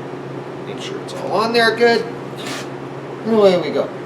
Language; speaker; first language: English; native; English